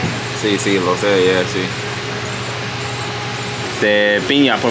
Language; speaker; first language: Spanish; non-native, learner; English